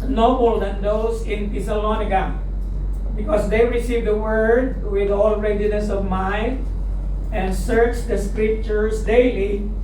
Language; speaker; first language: English; non-native, local second language; Filipino